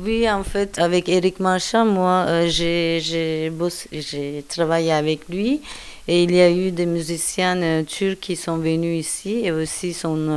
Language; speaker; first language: French; non-native, learner; Turkish